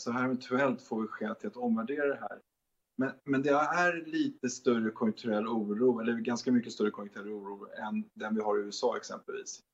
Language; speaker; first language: Swedish; native; Swedish